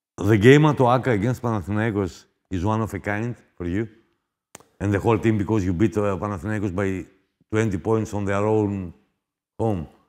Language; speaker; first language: English; non-native, fluent; Greek